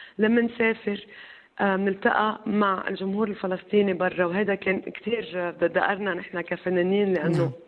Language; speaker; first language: Arabic; native; Arabic